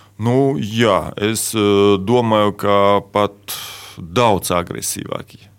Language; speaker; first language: Latvian; non-native, local second language; Russian